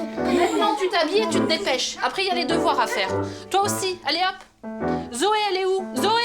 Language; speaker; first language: French; native; French